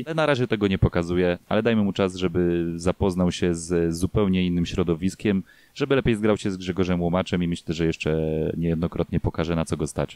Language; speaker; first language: Polish; native; Polish